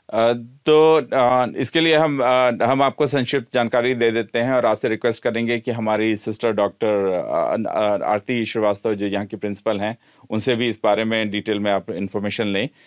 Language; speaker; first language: Hindi; native; Hindi